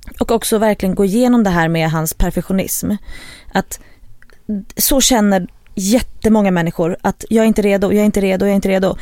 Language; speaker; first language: Swedish; native; Swedish